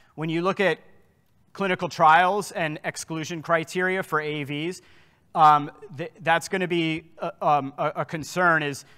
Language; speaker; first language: English; native; English